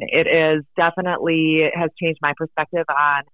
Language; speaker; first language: English; native; English